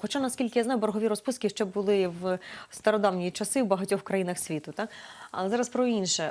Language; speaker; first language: Ukrainian; native; Ukrainian